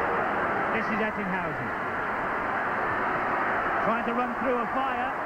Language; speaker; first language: English; native; English